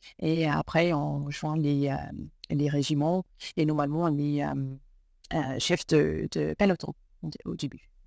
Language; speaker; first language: French; non-native, fluent; English